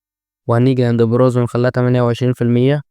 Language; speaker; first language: Arabic; native; Arabic